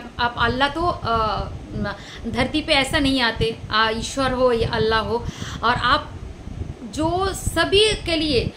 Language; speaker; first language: Hindi; non-native, local second language; Bangla